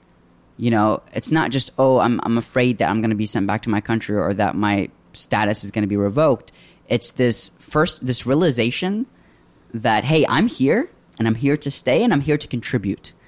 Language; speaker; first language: English; early bilingual, other home language; Arabic